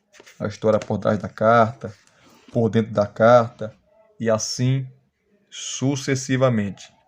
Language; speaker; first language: Portuguese; native; Portuguese